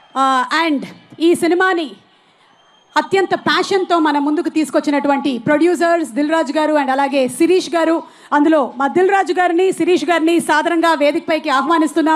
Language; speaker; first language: Telugu; native; Telugu